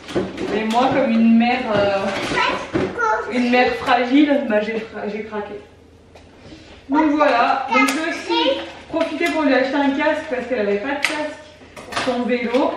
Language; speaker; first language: French; native; French